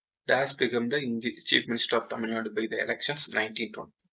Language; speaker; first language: English; non-native, local second language; Tamil